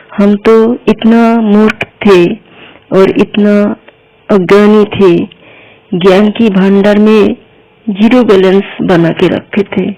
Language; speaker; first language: Hindi; non-native, local second language; Bangla